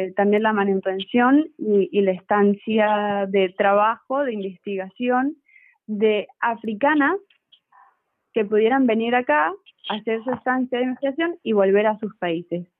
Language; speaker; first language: Spanish; native; Spanish